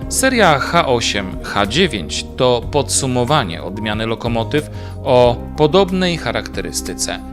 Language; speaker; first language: Polish; native; Polish